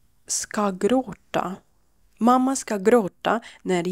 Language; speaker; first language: Swedish; non-native, fluent; Ukrainian